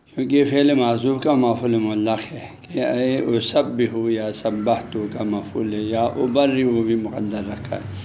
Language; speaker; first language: Urdu; non-native, local second language; Balti